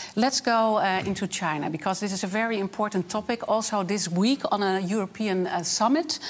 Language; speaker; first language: English; non-native, fluent; Dutch